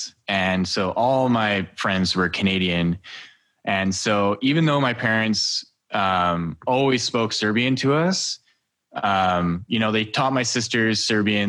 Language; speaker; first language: English; native; English